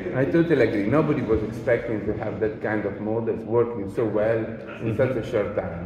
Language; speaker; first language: English; non-native, fluent; Italian